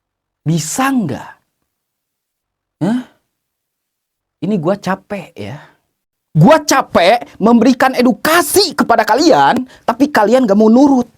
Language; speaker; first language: Indonesian; native; Indonesian